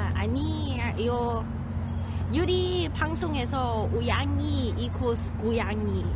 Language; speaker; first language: Korean; non-native, learner; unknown